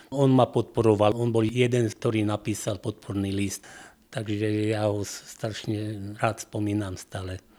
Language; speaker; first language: Slovak; non-native, local second language; Hungarian